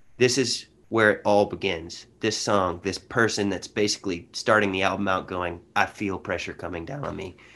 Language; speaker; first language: English; native; English